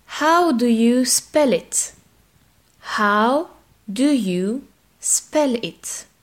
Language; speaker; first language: English; non-native, fluent; French